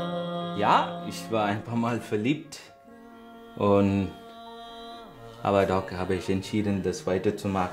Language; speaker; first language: German; non-native, fluent; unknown